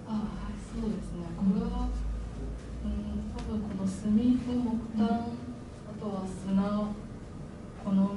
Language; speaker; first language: Japanese; non-native, fluent; Chinese